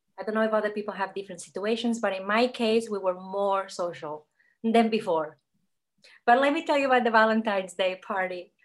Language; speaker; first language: English; non-native, fluent; Catalan